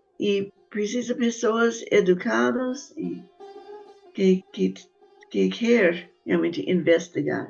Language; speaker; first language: Portuguese; non-native, fluent; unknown